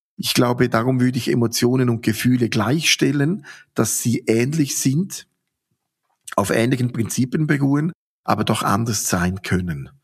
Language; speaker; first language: German; native; German